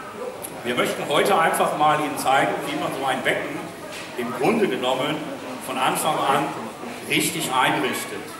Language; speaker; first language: German; native; German